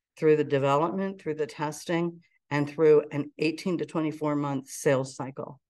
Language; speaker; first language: English; native; English